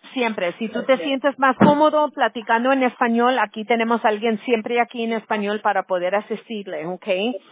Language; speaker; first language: Spanish; early bilingual, other home language; English